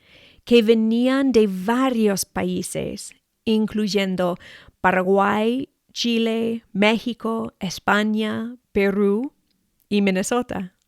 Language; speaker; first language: Spanish; non-native, fluent; English